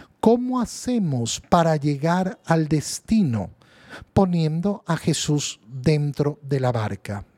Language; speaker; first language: Spanish; native; Spanish